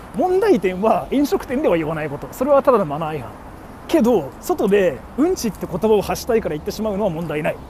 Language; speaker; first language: Japanese; early bilingual, heritage; Japanese